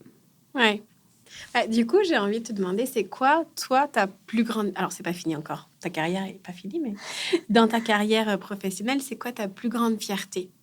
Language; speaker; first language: French; native; French